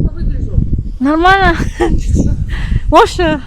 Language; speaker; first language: Russian; non-native, learner; Malayalam